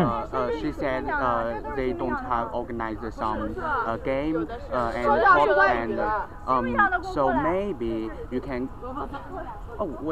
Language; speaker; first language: English; non-native, learner; Chinese